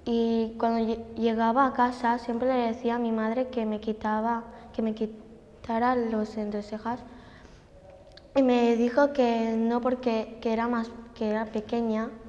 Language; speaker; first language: Spanish; early bilingual, other home language; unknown